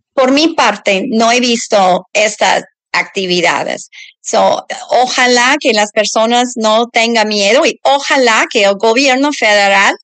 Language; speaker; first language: Spanish; early bilingual, other home language; English